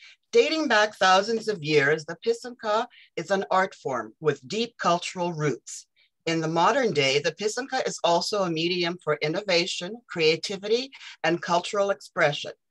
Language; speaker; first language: English; early bilingual, other home language; Ukrainian